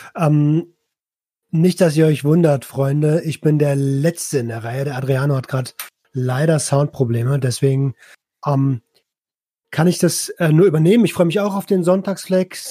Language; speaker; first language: German; native; German